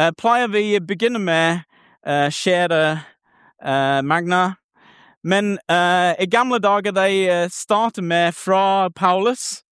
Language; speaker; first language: Norwegian; non-native, learner; English